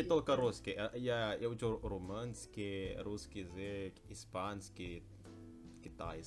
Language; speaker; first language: Russian; non-native, learner; Indonesian